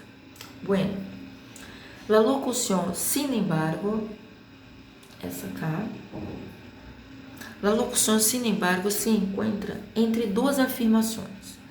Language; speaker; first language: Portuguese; native; Portuguese